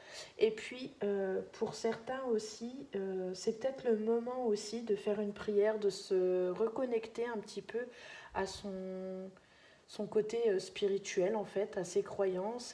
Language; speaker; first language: French; native; French